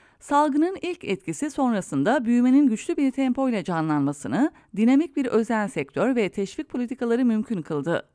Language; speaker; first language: Turkish; native; Turkish